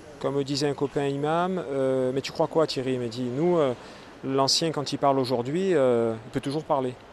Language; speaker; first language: French; native; French